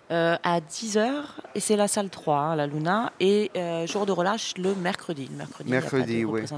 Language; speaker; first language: French; native; French